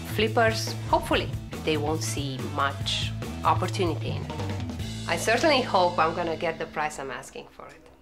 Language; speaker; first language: English; non-native, fluent; Romanian